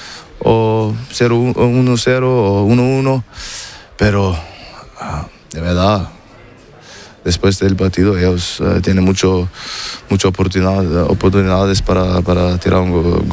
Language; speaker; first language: Spanish; non-native, learner; German